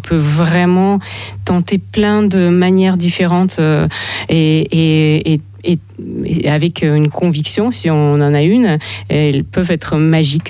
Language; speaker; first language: French; non-native, fluent; Russian